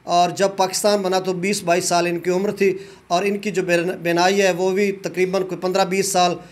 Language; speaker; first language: Urdu; non-native, local second language; Punjabi